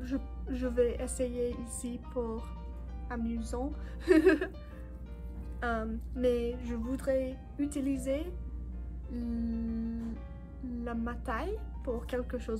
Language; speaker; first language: French; non-native, learner; English